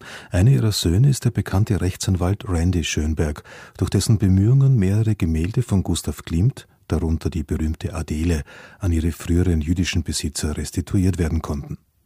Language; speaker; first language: German; native; German